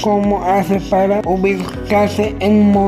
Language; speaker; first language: Spanish; native; Spanish